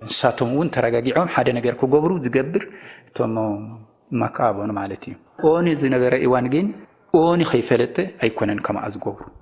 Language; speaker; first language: Tigrinya; non-native, local second language; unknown